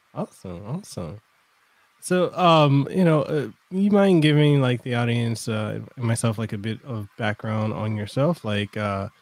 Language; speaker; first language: English; non-native, fluent; Samoan